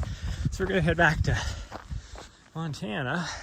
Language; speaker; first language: English; native; English